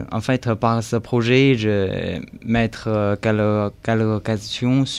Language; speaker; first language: French; non-native, learner; Chinese